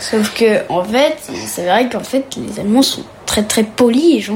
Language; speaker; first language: French; early bilingual, heritage; French